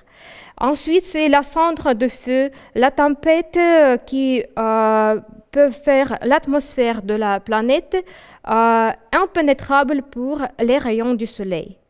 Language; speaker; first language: French; non-native, fluent; Russian